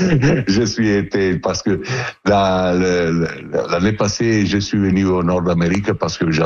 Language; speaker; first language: French; non-native, learner; Italian